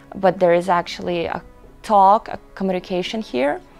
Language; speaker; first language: English; non-native, fluent; Russian